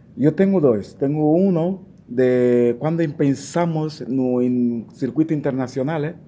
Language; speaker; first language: Spanish; non-native, fluent; Portuguese